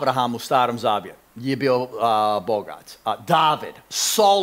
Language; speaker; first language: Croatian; non-native, fluent; English